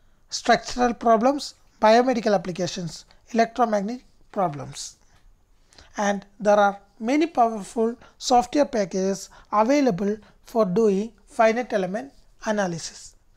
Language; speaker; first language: English; non-native, local second language; Malayalam